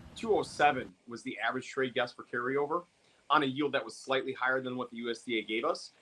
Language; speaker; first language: English; native; English